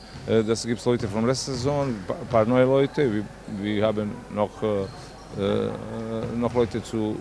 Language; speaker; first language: German; non-native, learner; Serbian